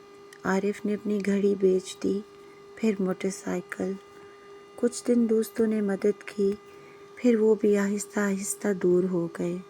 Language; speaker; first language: Urdu; native; Urdu